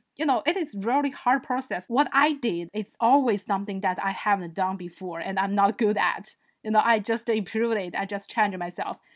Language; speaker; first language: English; non-native, fluent; Chinese